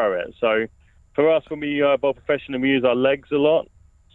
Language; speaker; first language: English; native; English